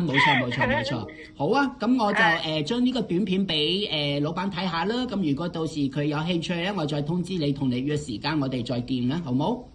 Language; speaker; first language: Cantonese; native; Cantonese